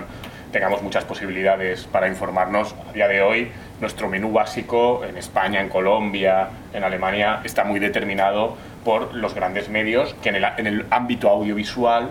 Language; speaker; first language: Spanish; native; Spanish